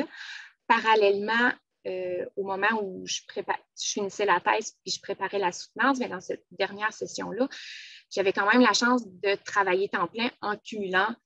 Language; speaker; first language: French; native; French